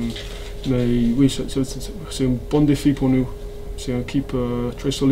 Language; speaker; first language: French; non-native, fluent; English